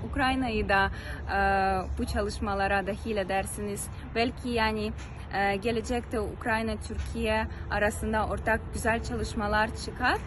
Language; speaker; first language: Turkish; non-native, fluent; Ukrainian